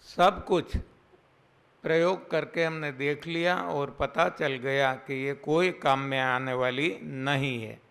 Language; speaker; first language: Hindi; non-native, local second language; Gujarati